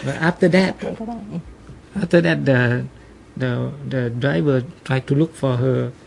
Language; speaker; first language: English; non-native, learner; Thai